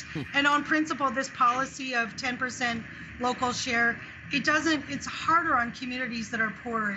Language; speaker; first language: English; early bilingual, other home language; Hindi